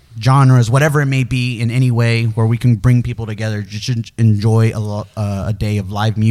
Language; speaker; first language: English; early bilingual, other home language; Spanish